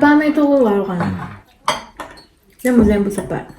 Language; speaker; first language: Japanese; non-native, fluent; Filipino